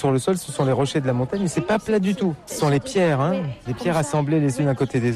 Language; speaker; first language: French; native; French